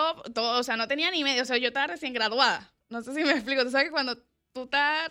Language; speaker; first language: Spanish; native; Spanish